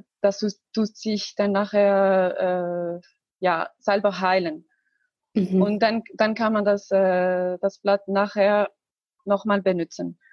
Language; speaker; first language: German; non-native, learner; Arabic